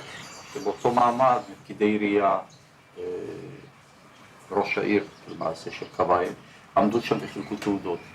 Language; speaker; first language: Hebrew; early bilingual, other home language; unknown